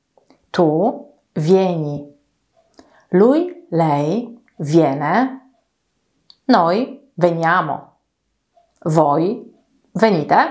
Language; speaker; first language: Italian; non-native, fluent; Polish